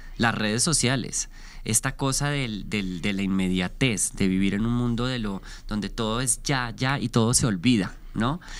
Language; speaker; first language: Spanish; native; Spanish